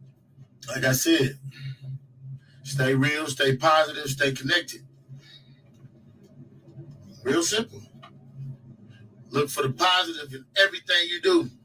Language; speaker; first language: English; native; English